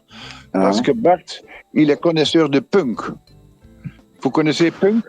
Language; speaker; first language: French; non-native, fluent; Dutch